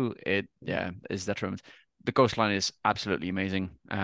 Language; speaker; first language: English; non-native, fluent; Dutch